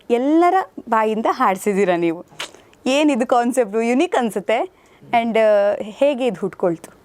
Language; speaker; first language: Kannada; native; Kannada